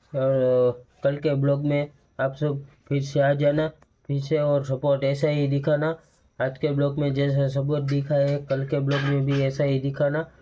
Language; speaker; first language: Hindi; non-native, local second language; Gujarati